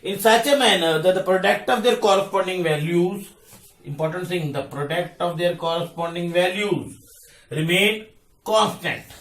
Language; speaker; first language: English; non-native, local second language; Punjabi